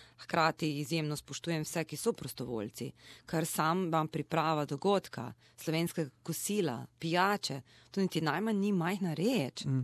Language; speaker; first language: Slovenian; native; Slovenian